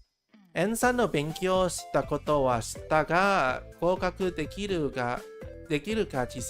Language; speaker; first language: Japanese; non-native, learner; English